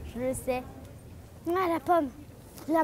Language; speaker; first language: French; native; French